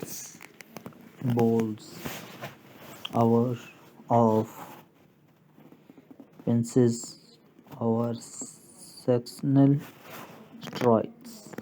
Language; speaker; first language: English; non-native, local second language; Urdu